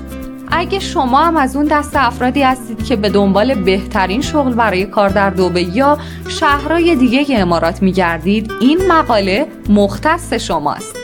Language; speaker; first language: Persian; native; Persian